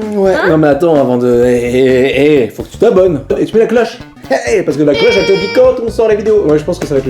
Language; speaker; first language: French; native; French